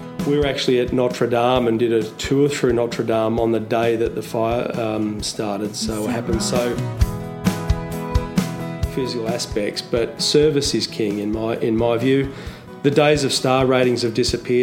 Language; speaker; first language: English; native; English